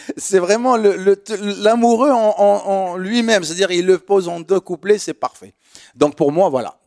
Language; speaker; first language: French; non-native, local second language; Arabic